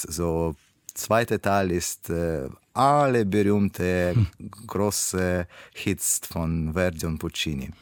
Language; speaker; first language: German; non-native, learner; Russian